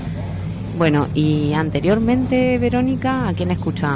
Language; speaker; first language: Spanish; native; Spanish